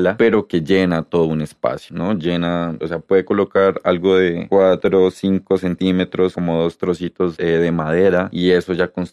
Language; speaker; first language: Spanish; native; Spanish